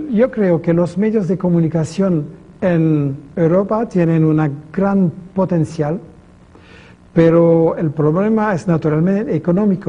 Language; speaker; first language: Spanish; non-native, fluent; French